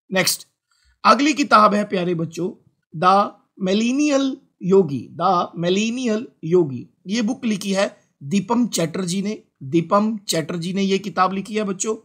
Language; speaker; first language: Hindi; non-native, local second language; Punjabi